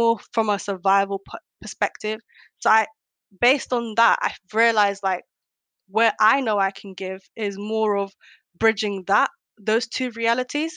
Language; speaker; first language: English; native; English